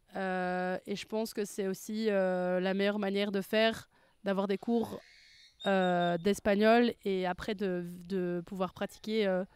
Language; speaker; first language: French; native; French